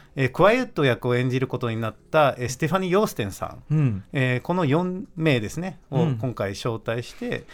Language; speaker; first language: Japanese; non-native, fluent; Dutch